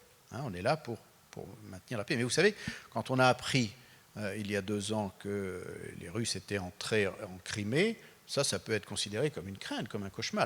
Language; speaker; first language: French; native; French